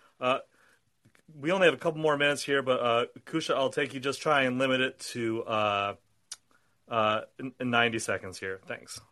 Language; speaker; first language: English; native; English